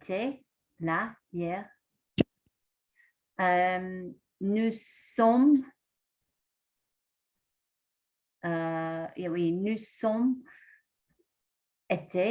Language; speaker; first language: French; non-native, learner; English